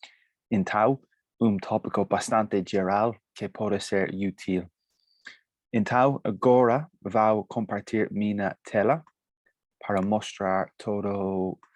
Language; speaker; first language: Portuguese; non-native, fluent; Spanish